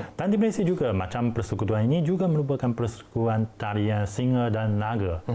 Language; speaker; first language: Malay; non-native, fluent; Chinese